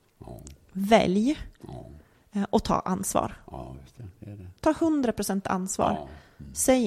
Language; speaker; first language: Swedish; native; Swedish